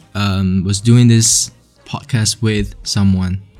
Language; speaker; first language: English; non-native, fluent; Chinese